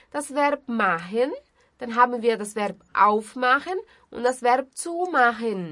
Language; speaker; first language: German; non-native, fluent; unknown